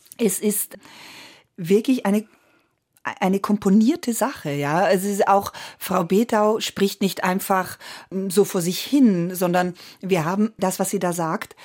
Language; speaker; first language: German; early bilingual, other home language; Italian